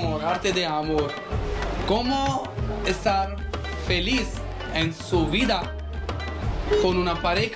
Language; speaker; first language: Spanish; non-native, learner; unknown